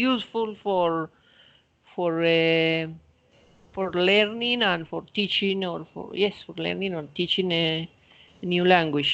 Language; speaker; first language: English; non-native, fluent; Spanish